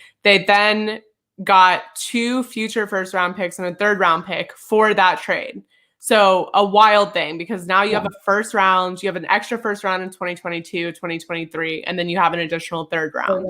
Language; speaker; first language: English; native; English